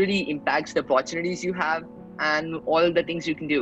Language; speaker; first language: English; non-native, local second language; Hindi